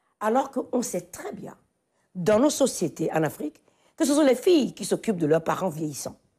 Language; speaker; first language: French; non-native, local second language; Fon